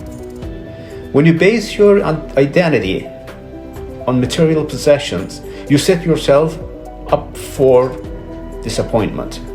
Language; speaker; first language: English; non-native, fluent; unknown